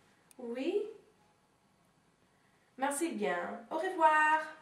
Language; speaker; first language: French; non-native, learner; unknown